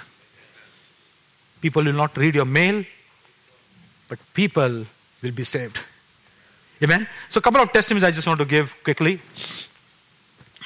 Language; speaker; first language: English; non-native, local second language; Marathi